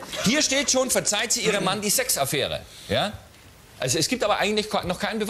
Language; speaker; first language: German; native; German